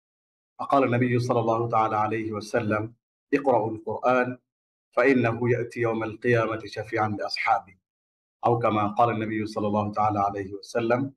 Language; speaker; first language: Arabic; non-native, fluent; Bangla